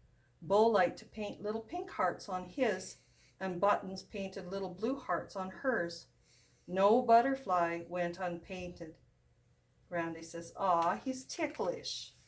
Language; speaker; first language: English; native; English